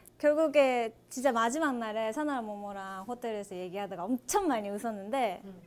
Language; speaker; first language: Korean; non-native, fluent; Japanese